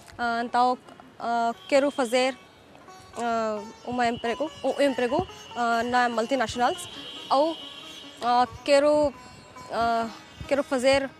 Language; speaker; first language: Portuguese; non-native, learner; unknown